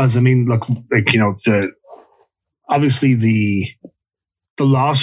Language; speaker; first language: English; native; English